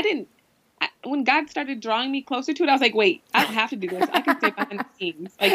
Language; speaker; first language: English; native; English